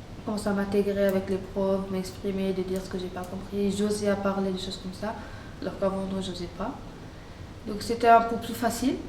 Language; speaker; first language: French; non-native, fluent; Arabic